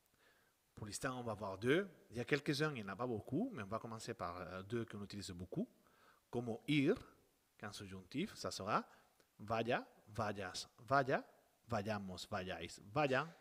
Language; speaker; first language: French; non-native, fluent; Spanish